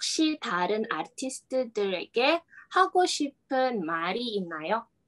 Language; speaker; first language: Korean; non-native, learner; Indonesian